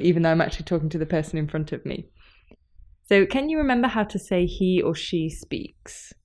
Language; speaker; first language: English; native; English